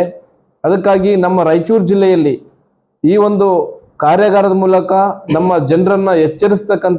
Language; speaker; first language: Kannada; native; Kannada